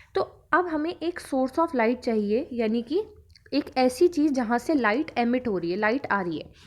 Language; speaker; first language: Hindi; native; Hindi